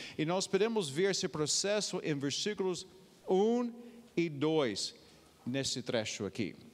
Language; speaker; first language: Portuguese; non-native, fluent; English